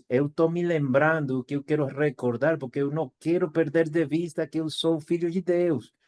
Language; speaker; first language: Portuguese; non-native, fluent; Spanish